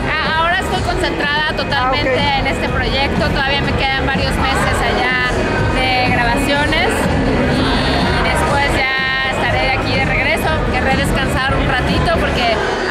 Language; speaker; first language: Spanish; native; Spanish